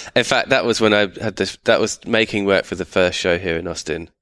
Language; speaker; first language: English; native; English